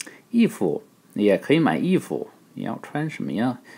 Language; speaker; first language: Chinese; non-native, fluent; English